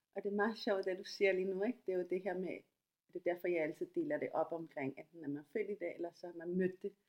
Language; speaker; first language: Danish; non-native, fluent; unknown